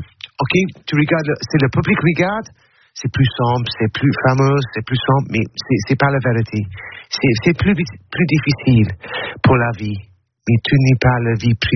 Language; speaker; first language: French; non-native, learner; English